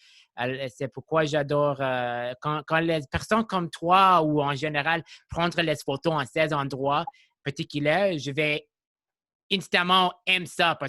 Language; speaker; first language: French; non-native, local second language; English